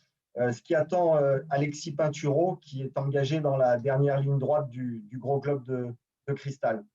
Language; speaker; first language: French; native; French